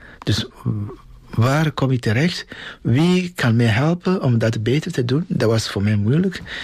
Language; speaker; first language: Dutch; non-native, fluent; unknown